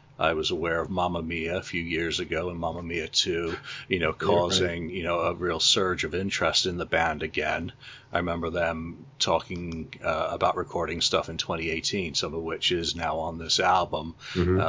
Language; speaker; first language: English; native; English